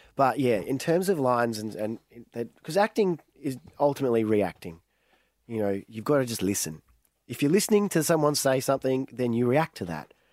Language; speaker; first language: English; native; English